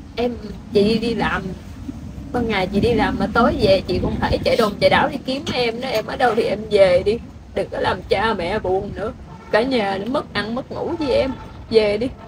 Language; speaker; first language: Vietnamese; non-native, local second language; Khmer